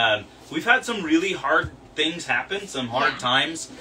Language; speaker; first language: English; native; English